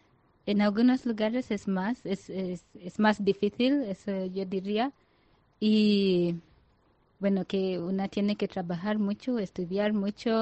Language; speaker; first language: Spanish; non-native, fluent; Ganda